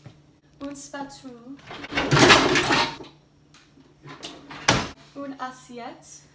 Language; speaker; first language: French; non-native, learner; English